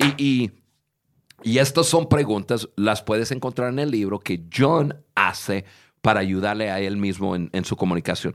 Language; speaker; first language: Spanish; non-native, fluent; English